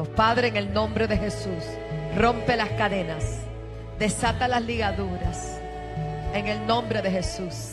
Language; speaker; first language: Spanish; native; Spanish